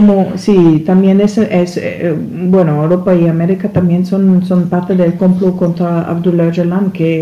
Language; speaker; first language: Spanish; non-native, learner; German